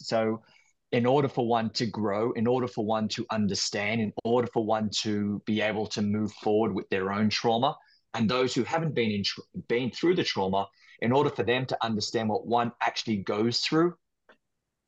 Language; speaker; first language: English; native; English